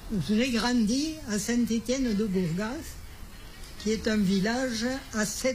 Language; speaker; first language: French; non-native, local second language; Spanish